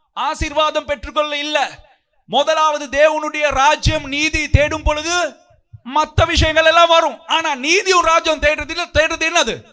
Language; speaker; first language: Tamil; non-native, local second language; Sinhala